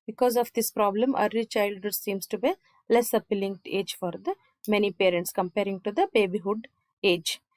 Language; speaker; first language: English; non-native, local second language; Kannada